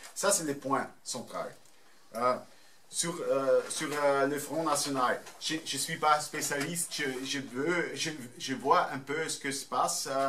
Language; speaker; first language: French; non-native, fluent; German